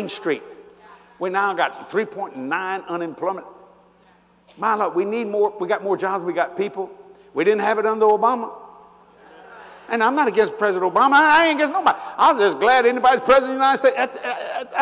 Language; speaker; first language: English; native; English